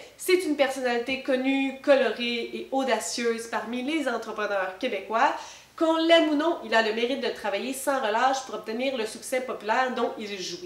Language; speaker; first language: French; native; French